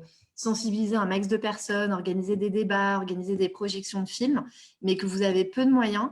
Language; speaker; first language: French; native; French